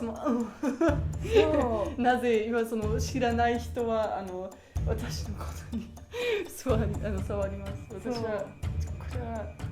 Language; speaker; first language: Japanese; non-native, learner; German